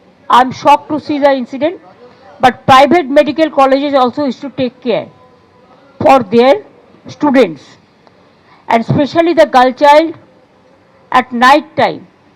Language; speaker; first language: English; non-native, local second language; Bangla